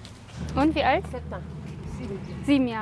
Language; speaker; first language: German; native; German